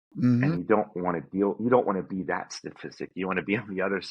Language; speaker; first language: English; native; English